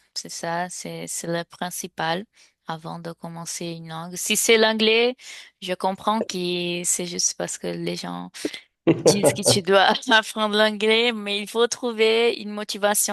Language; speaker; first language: French; non-native, fluent; Portuguese